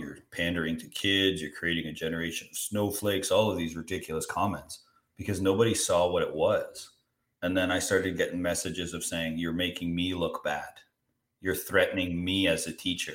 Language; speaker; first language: English; native; English